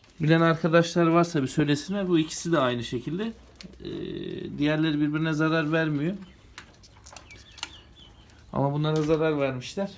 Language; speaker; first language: Turkish; native; Turkish